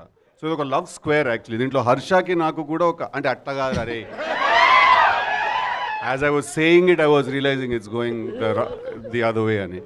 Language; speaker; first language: Telugu; native; Telugu